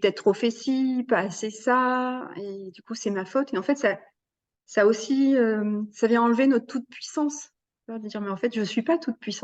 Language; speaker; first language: French; native; French